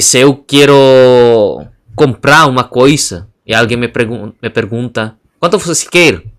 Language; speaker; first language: Portuguese; non-native, fluent; Indonesian